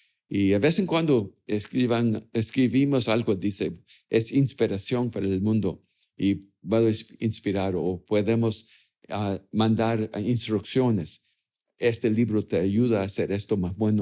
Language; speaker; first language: Spanish; early bilingual, other home language; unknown